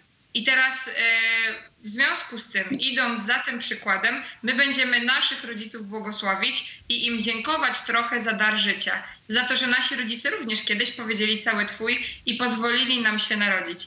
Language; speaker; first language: Polish; native; Polish